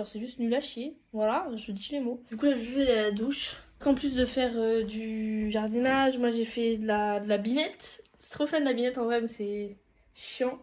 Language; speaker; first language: French; native; French